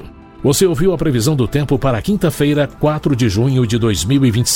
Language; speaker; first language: Portuguese; native; Portuguese